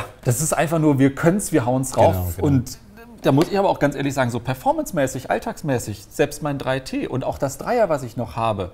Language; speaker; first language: German; native; German